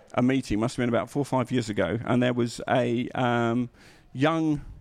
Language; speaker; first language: English; native; English